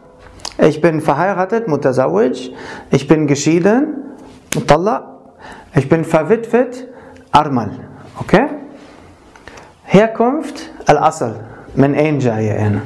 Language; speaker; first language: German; non-native, fluent; Arabic